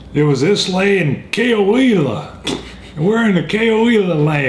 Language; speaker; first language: English; native; English